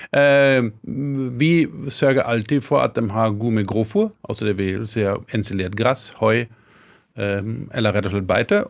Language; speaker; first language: Norwegian; non-native, fluent; German